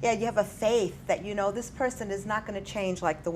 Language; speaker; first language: English; native; English